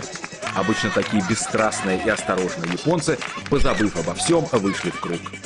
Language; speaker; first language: Russian; native; Russian